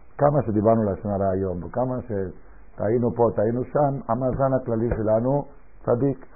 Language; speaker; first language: Hebrew; non-native, fluent; Spanish